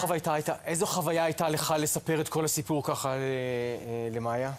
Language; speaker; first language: Hebrew; native; Hebrew